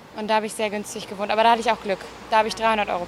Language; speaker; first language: German; native; German